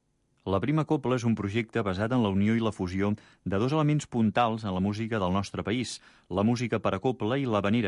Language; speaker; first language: Catalan; native; Catalan